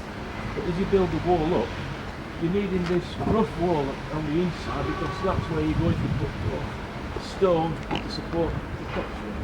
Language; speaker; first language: English; native; English